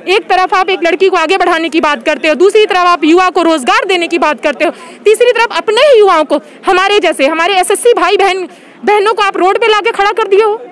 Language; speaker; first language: Hindi; native; Hindi